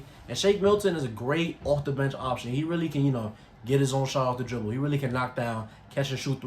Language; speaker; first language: English; native; English